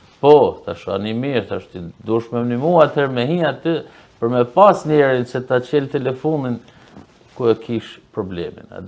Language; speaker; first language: Albanian; early bilingual, heritage; Albanian